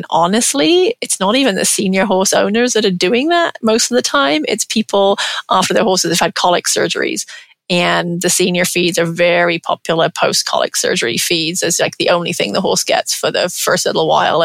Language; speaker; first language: English; native; English